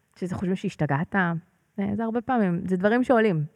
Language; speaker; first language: Hebrew; native; Hebrew